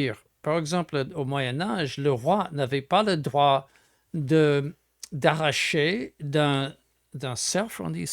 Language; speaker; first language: French; non-native, fluent; English